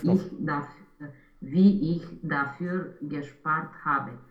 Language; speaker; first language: German; non-native, learner; Romanian